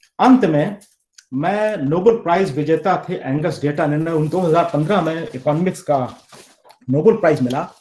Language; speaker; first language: Hindi; native; Hindi